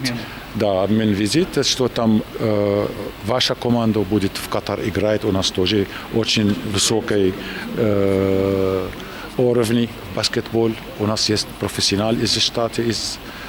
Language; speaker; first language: Russian; non-native, learner; Arabic